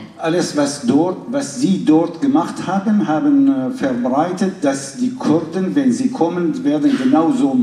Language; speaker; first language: German; non-native, fluent; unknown